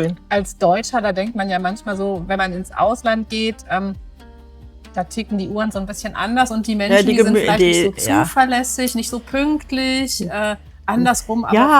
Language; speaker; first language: German; native; German